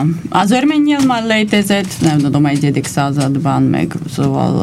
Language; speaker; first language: Hungarian; non-native, fluent; Armenian